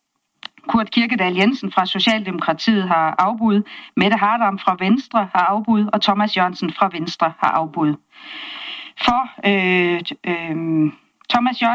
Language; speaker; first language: Danish; native; Danish